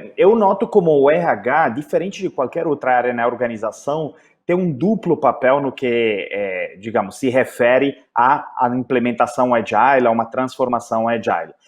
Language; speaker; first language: Portuguese; non-native, fluent; Italian